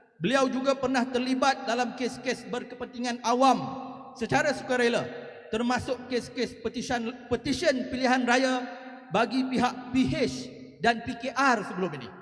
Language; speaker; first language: Malay; native; Malay